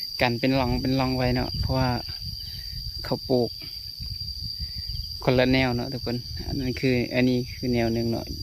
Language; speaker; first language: Thai; non-native, local second language; Northeastern Thai